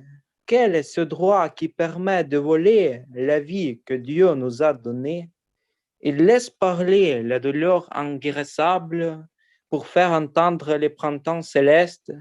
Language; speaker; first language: French; non-native, learner; Ukrainian